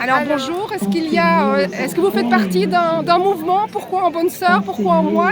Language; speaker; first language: French; native; French